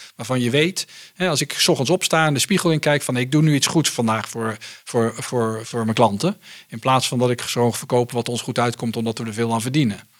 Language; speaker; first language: Dutch; early bilingual, heritage; Dutch